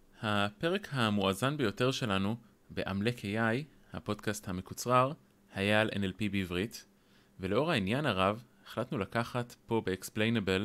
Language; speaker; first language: Hebrew; native; Hebrew